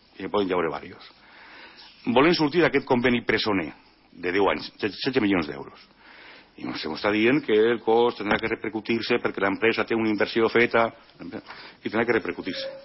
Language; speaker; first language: Catalan; non-native, local second language; Spanish